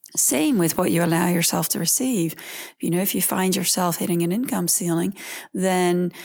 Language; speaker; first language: English; early bilingual, other home language; Dutch